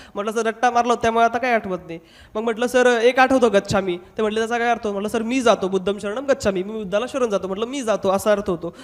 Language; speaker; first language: Marathi; non-native, local second language; Hindi